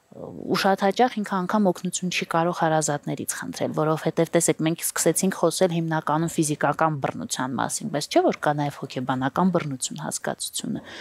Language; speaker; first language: Armenian; native; Armenian